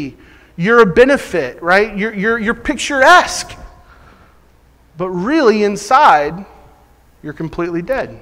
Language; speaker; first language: English; native; English